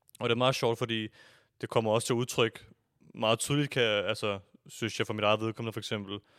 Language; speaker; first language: Danish; early bilingual, other home language; Urdu